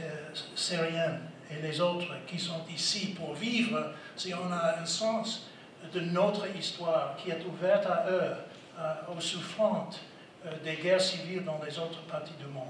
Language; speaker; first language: French; non-native, fluent; English